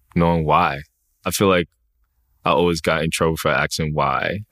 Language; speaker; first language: English; native; English